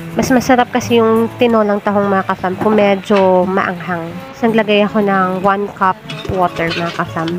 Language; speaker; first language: Filipino; non-native, local second language; Aklanon